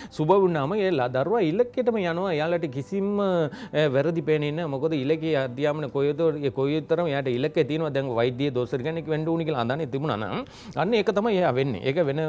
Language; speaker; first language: Sinhala; non-native, local second language; Tamil